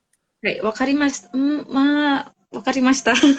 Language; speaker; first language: Japanese; non-native, learner; Indonesian